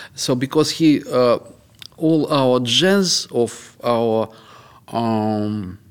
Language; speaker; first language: English; non-native, fluent; Russian